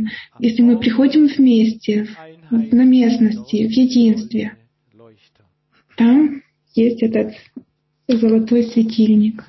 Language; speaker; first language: Russian; non-native, fluent; German